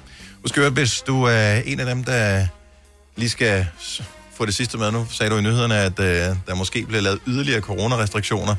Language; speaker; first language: Danish; native; Danish